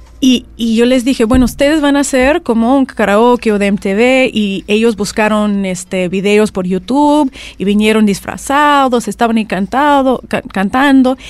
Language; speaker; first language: Spanish; non-native, fluent; Russian